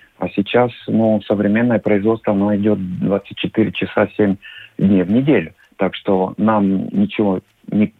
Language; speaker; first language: Russian; non-native, local second language; Latvian